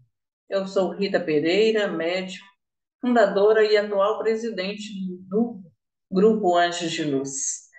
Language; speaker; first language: Portuguese; native; Portuguese